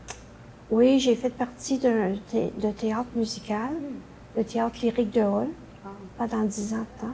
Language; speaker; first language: French; native; French